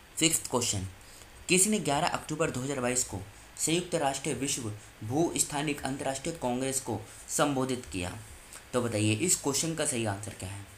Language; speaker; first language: Hindi; native; Hindi